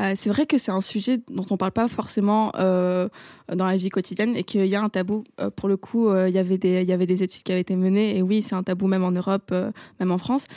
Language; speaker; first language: French; non-native, local second language; Arabic